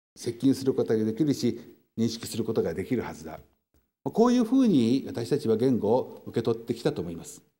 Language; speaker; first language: Japanese; native; Japanese